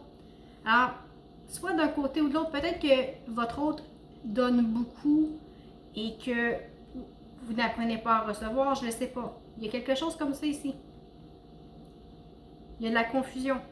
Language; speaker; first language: French; native; French